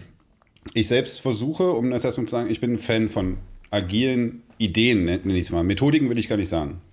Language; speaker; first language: German; native; German